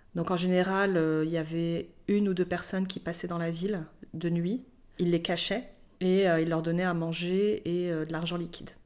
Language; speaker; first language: French; native; French